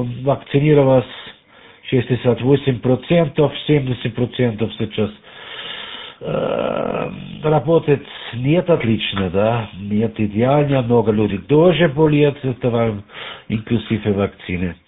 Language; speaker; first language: Russian; non-native, learner; German